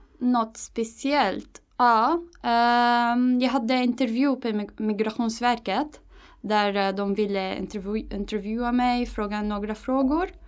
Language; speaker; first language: Swedish; non-native, fluent; Arabic